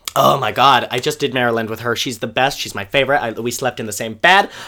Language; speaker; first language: English; native; English